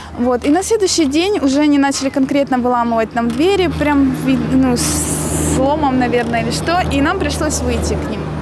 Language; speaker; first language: Russian; native; Russian